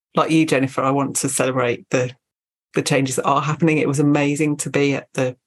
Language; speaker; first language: English; native; English